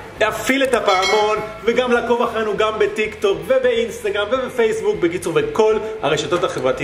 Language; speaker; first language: Hebrew; native; Hebrew